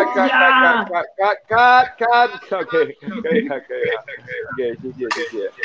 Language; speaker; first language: Chinese; native; Chinese